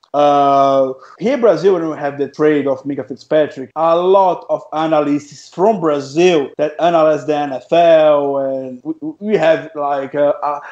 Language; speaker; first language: English; non-native, fluent; Portuguese